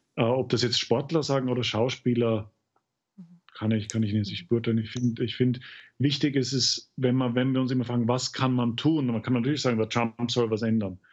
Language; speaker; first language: German; native; German